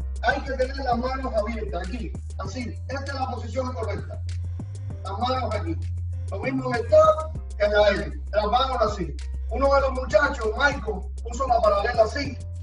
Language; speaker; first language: Spanish; native; Spanish